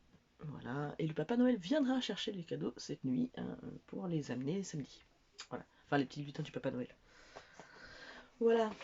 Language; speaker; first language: French; native; French